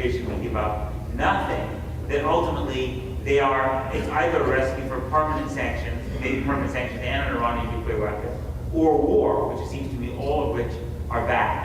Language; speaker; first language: English; native; English